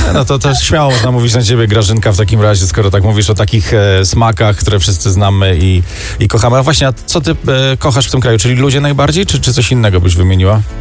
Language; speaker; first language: Polish; native; Polish